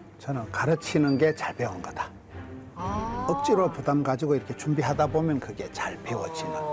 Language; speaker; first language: Korean; native; Korean